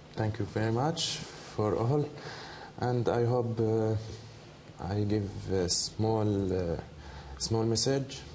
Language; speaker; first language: English; non-native, learner; Arabic